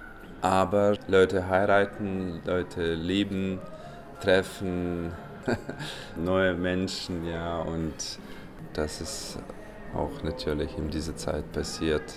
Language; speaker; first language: German; non-native, fluent; Ukrainian